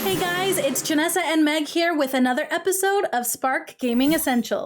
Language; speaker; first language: English; native; English